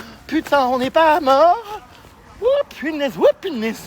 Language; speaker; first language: French; native; French